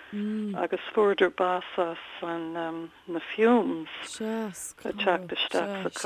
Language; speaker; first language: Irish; non-native, local second language; English